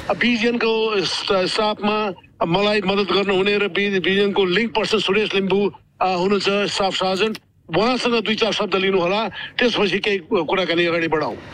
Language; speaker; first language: Nepali; native; Nepali